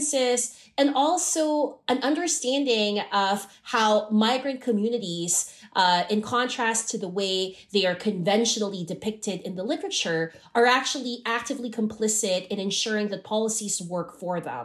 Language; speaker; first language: English; non-native, local second language; Filipino